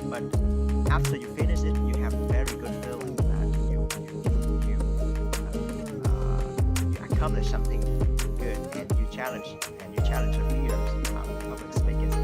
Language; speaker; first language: English; non-native, fluent; Vietnamese